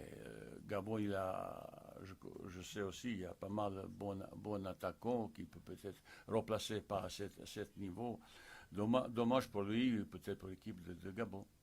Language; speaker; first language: French; non-native, fluent; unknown